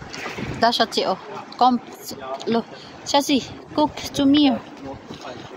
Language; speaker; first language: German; non-native, learner; Filipino